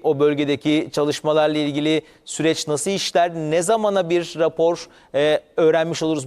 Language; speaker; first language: Turkish; native; Turkish